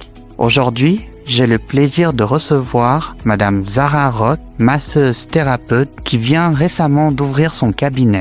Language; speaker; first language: French; native; French